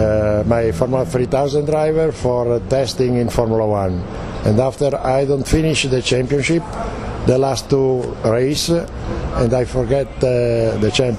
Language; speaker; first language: English; non-native, learner; Italian